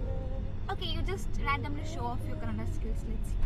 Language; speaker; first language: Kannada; native; Kannada